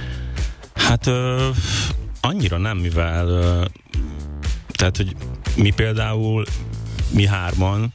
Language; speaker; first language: Hungarian; native; Hungarian